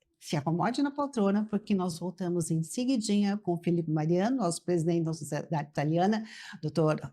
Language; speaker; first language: Portuguese; native; Portuguese